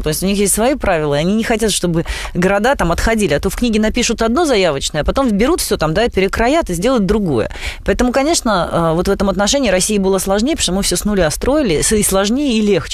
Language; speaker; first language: Russian; native; Russian